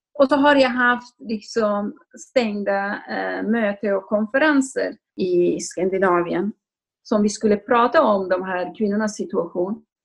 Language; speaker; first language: Swedish; non-native, fluent; Kurdish